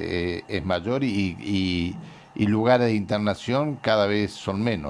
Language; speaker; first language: Spanish; native; Spanish